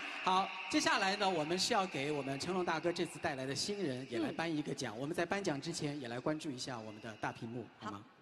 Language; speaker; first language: Chinese; native; Chinese